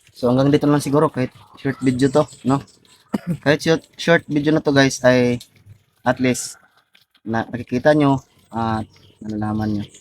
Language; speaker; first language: Filipino; non-native, local second language; Cebuano